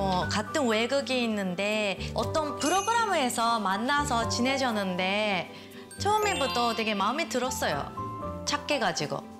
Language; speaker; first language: Korean; non-native, fluent; Japanese